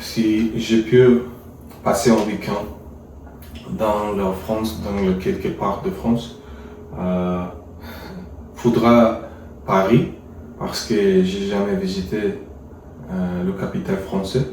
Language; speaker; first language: French; non-native, learner; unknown